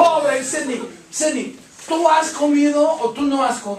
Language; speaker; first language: Spanish; non-native, fluent; English